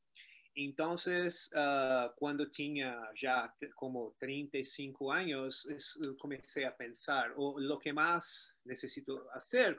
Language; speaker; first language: Spanish; non-native, learner; Portuguese